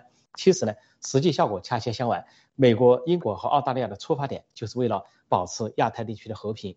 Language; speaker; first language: Chinese; native; Chinese